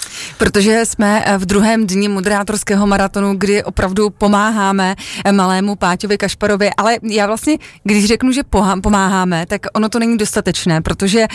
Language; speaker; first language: Czech; native; Czech